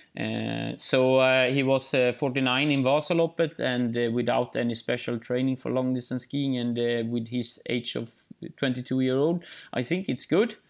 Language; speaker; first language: English; non-native, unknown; Swedish